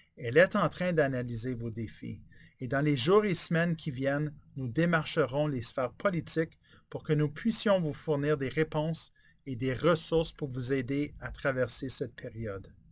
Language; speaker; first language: French; native; French